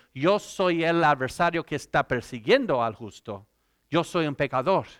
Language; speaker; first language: Spanish; non-native, fluent; English